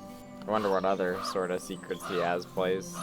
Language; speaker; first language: English; native; English